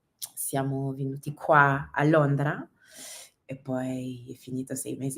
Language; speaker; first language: Italian; non-native, learner; English